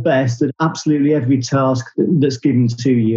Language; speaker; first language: English; native; English